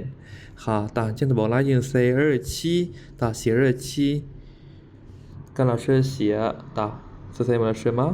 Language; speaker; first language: Chinese; non-native, fluent; Khmer